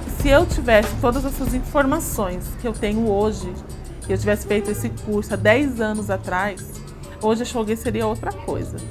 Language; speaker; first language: Portuguese; native; Portuguese